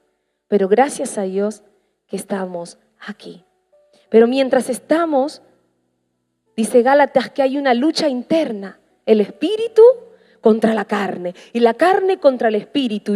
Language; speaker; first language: Spanish; native; Spanish